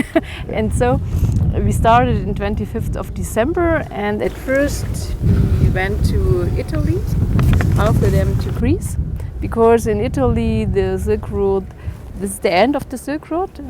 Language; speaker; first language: English; non-native, learner; German